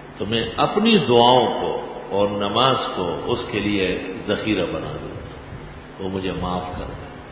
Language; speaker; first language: Urdu; non-native, local second language; Pashto